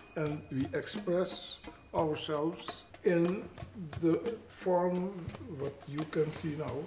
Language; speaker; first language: English; non-native, learner; Papiamento